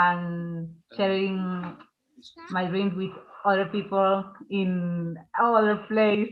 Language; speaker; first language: English; non-native, learner; Spanish